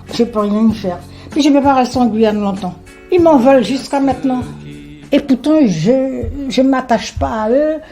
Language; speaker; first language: French; non-native, local second language; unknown